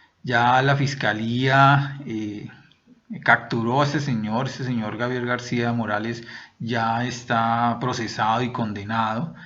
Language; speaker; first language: Spanish; native; Spanish